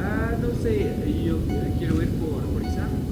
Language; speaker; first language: Spanish; non-native, learner; English